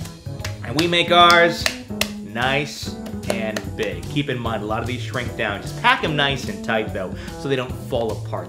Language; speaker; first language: English; native; English